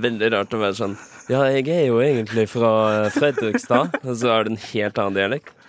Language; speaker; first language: Norwegian; native; Norwegian